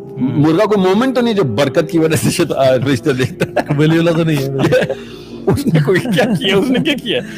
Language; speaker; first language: Urdu; native; Urdu